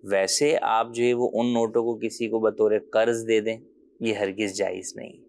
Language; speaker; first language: Urdu; native; Urdu